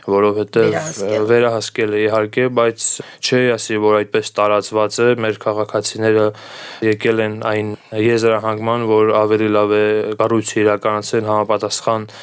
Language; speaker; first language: Armenian; native; Armenian